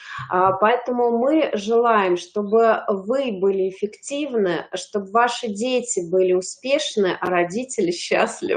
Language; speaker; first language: Russian; native; Russian